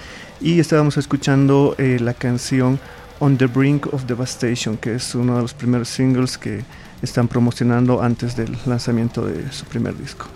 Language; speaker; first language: Spanish; native; Spanish